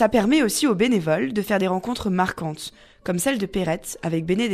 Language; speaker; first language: French; native; French